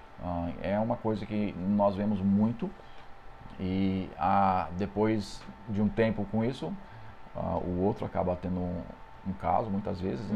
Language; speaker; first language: Portuguese; non-native, fluent; English